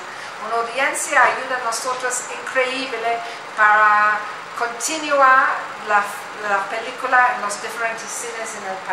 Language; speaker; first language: Spanish; non-native, learner; English